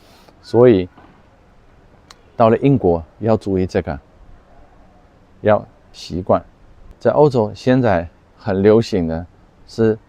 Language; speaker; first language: Chinese; non-native, fluent; Dutch